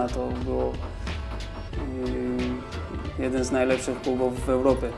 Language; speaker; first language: Polish; non-native, fluent; Georgian